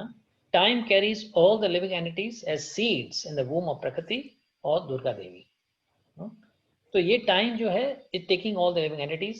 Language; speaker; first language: Hindi; native; Hindi